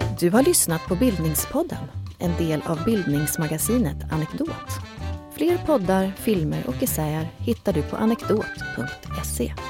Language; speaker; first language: Swedish; native; Swedish